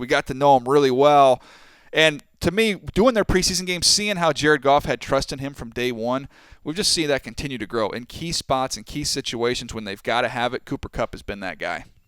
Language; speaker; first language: English; native; English